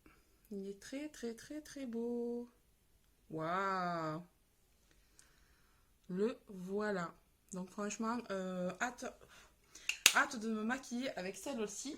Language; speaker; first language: French; native; French